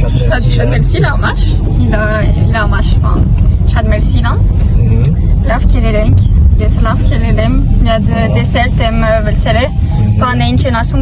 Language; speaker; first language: Armenian; early bilingual, heritage; Armenian